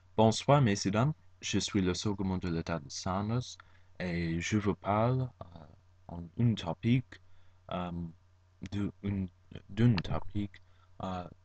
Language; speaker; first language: French; non-native, learner; English